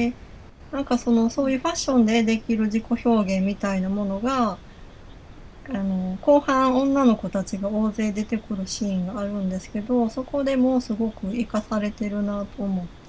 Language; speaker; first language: Japanese; native; Japanese